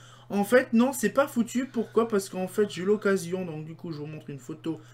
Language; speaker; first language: French; native; French